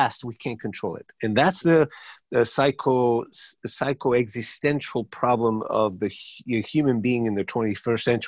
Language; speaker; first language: English; non-native, fluent; Spanish